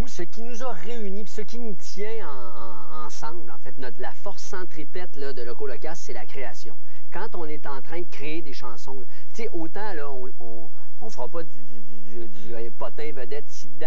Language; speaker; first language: French; native; French